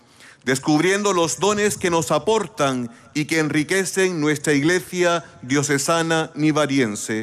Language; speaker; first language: Spanish; native; Spanish